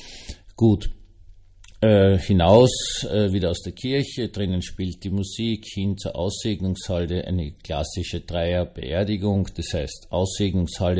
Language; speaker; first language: German; native; German